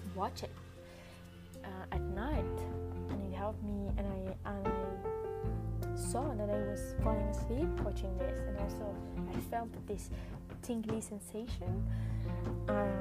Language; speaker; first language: English; non-native, fluent; French